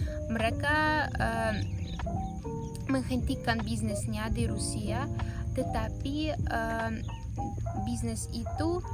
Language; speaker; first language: Indonesian; non-native, fluent; Russian